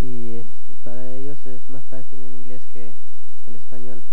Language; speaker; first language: Spanish; early bilingual, heritage; French